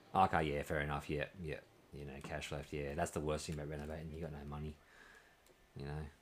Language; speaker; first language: English; native; English